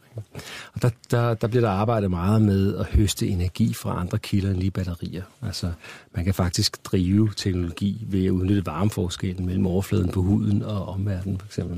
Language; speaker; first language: Danish; native; Danish